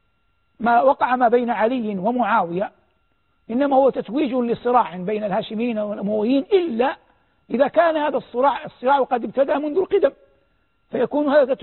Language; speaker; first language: Arabic; native; Arabic